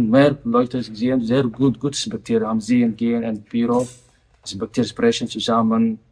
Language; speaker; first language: German; non-native, learner; Somali